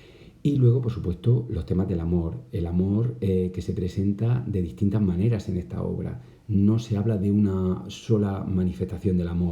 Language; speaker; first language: Spanish; native; Spanish